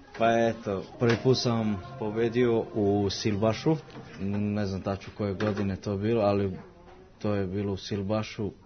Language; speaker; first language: Serbian; early bilingual, heritage; Serbian